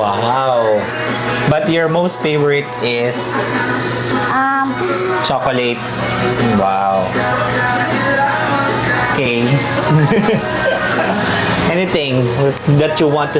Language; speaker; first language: English; non-native, local second language; Filipino